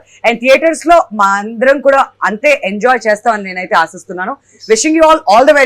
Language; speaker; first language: Telugu; native; Telugu